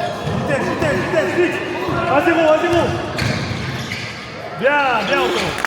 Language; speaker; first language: French; native; French